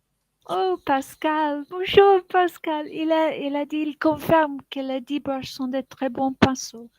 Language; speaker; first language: French; non-native, learner; English